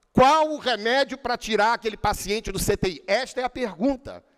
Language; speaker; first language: Portuguese; native; Portuguese